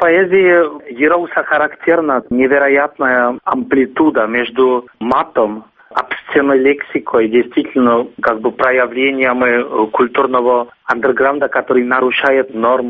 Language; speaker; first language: Russian; non-native, fluent; Czech